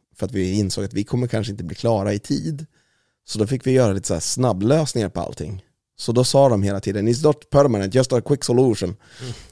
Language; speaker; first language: Swedish; native; Swedish